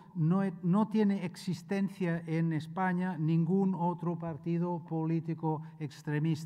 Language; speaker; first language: Spanish; non-native, local second language; Catalan